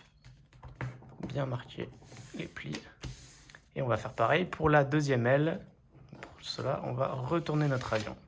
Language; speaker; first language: French; native; French